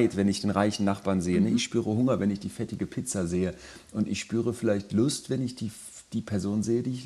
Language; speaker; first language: German; native; German